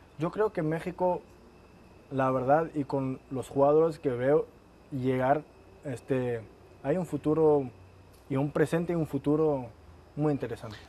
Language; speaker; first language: Spanish; non-native, fluent; French